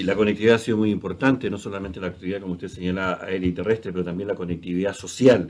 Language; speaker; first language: Spanish; native; Spanish